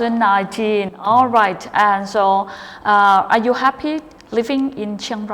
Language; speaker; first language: English; non-native, fluent; Thai